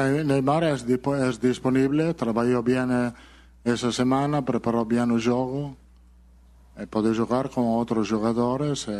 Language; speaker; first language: Portuguese; non-native, learner; Spanish